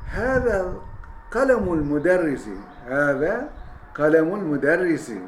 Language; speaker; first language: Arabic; non-native, fluent; Turkish